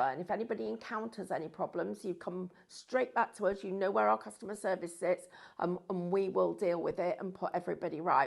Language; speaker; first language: English; native; English